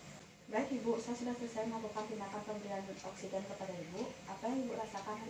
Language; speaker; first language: Indonesian; native; Indonesian